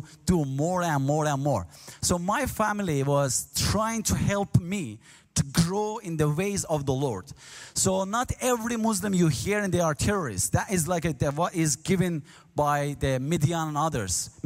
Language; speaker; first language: English; non-native, learner; Azerbaijani